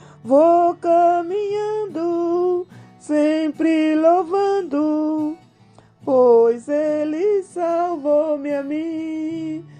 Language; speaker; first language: Portuguese; native; Portuguese